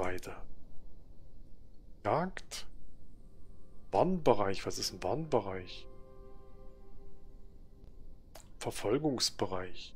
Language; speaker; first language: German; native; German